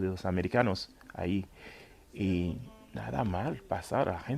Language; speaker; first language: Spanish; non-native, fluent; Haitian Creole